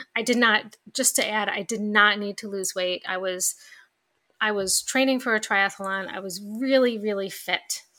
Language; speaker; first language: English; native; English